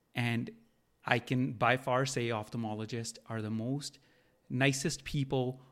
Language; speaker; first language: English; non-native, local second language; Punjabi